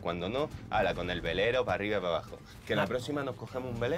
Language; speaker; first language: Spanish; native; Spanish